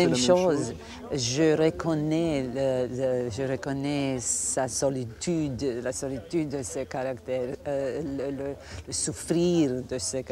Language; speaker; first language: French; non-native, fluent; Croatian